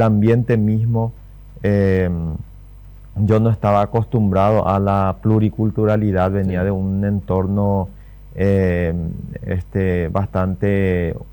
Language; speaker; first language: Spanish; native; Spanish